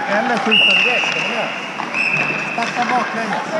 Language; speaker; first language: Swedish; native; Swedish